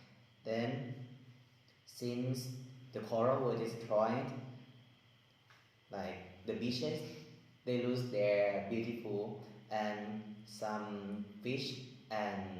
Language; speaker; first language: English; non-native, learner; Thai